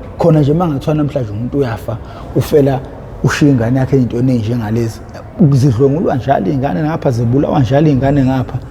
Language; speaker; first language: Zulu; native; Zulu